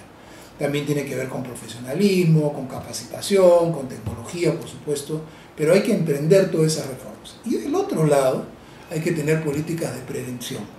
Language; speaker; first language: Spanish; native; Spanish